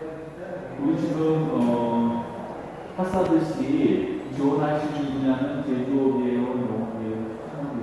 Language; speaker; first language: Korean; native; Korean